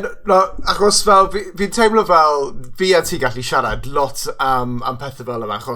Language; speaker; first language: Welsh; non-native, local second language; English